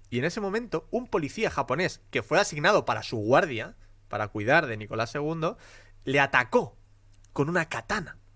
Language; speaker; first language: Spanish; native; Spanish